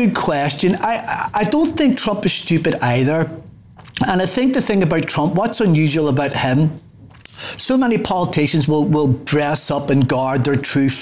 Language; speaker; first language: English; native; English